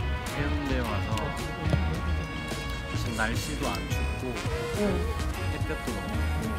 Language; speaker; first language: Korean; non-native, fluent; Swedish